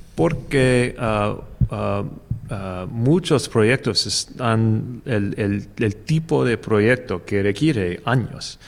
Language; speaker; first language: Spanish; non-native, learner; English